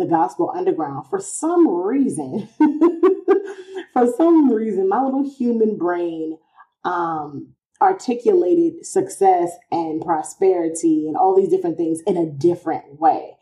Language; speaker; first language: English; native; English